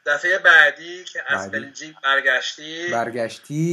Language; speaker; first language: Persian; non-native, fluent; Spanish